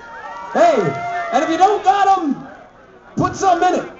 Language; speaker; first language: English; native; English